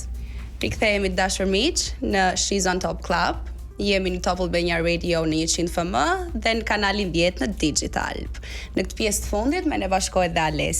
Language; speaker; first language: Albanian; native; Albanian